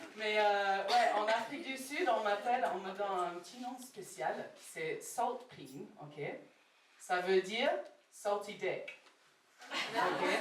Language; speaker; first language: French; non-native, fluent; English